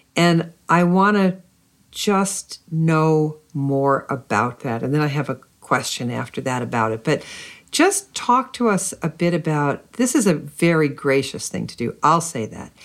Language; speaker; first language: English; native; English